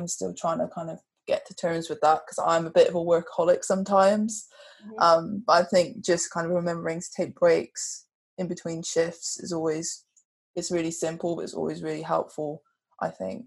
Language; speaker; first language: English; native; English